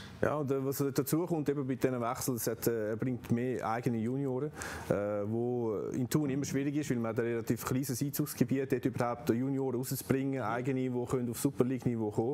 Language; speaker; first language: German; native; German